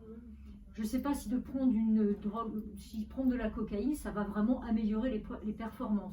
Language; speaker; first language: French; native; French